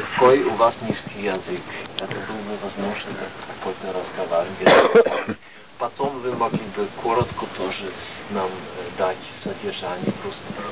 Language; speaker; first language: Russian; non-native, fluent; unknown